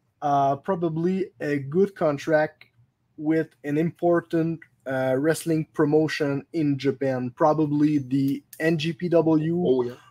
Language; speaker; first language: English; non-native, local second language; French